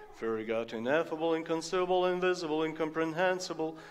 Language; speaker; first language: English; non-native, fluent; Ukrainian